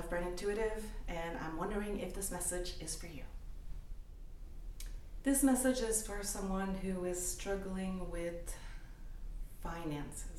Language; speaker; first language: English; native; English